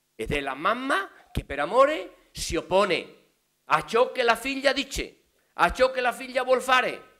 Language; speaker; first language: Italian; non-native, fluent; Spanish